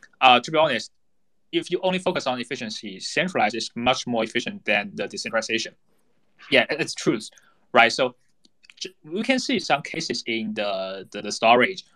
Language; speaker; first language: English; non-native, fluent; Chinese